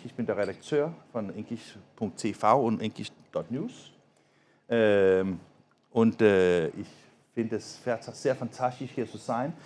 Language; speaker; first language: German; non-native, learner; Danish